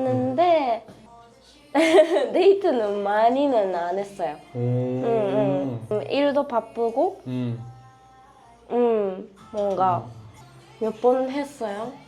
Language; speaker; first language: Korean; non-native, learner; Japanese